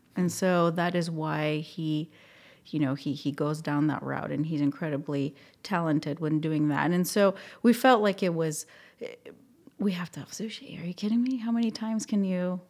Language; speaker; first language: English; non-native, fluent; Spanish